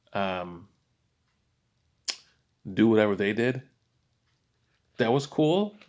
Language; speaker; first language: English; native; English